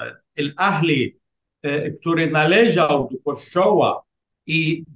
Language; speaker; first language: Polish; non-native, fluent; Arabic